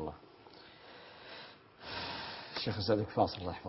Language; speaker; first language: Arabic; native; Arabic